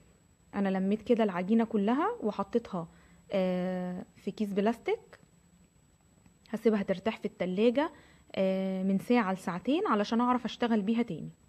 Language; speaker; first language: Arabic; native; Arabic